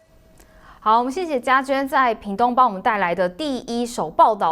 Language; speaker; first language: Chinese; native; Chinese